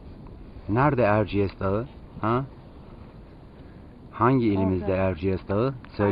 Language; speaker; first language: Turkish; native; Turkish